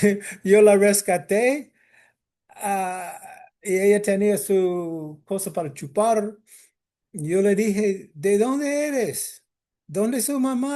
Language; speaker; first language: Spanish; non-native, fluent; English